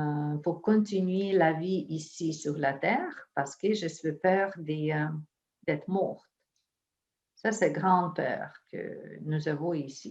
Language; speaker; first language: French; non-native, fluent; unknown